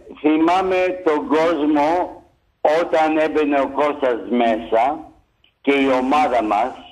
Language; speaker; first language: Greek; early bilingual, heritage; Greek